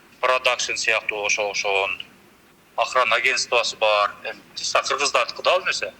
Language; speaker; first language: Kyrgyz; native; Kyrgyz